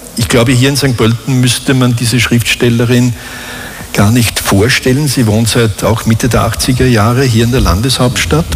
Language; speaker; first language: German; native; German